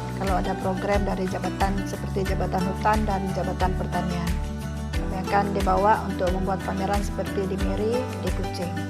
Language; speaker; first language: Malay; non-native, local second language; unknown